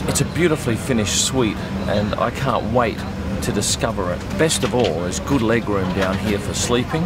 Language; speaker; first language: English; native; English